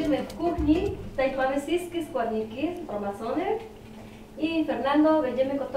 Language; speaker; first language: Polish; non-native, fluent; Spanish